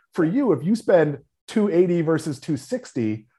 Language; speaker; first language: English; native; English